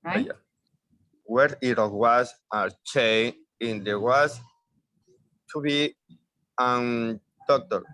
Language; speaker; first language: English; non-native, learner; Spanish